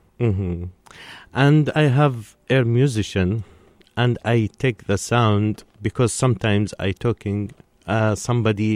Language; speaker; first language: English; non-native, learner; Arabic